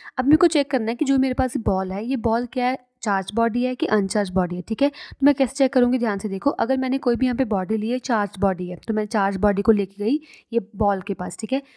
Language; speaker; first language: Hindi; native; Hindi